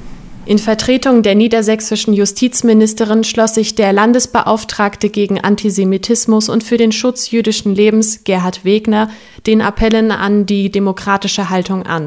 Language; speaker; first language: German; native; German